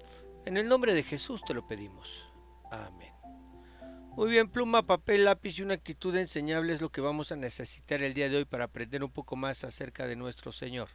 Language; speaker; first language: Spanish; native; Spanish